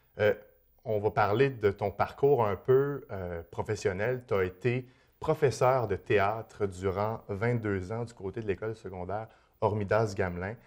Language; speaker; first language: French; native; French